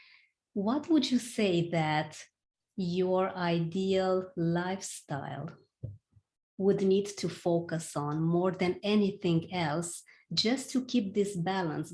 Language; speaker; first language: English; non-native, fluent; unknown